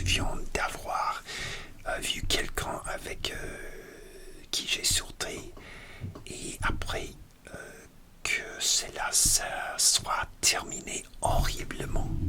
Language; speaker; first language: French; non-native, learner; English